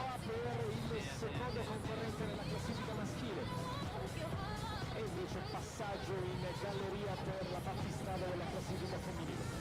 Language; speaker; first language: Italian; native; Italian